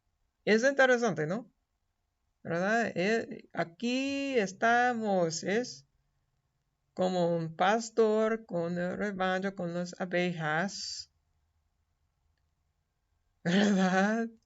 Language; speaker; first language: Spanish; non-native, fluent; English